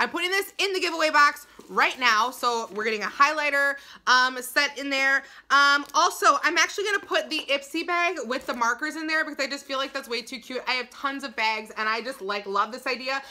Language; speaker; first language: English; native; English